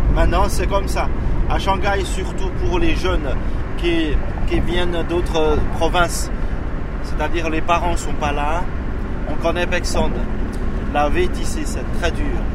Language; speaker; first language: French; non-native, fluent; Chinese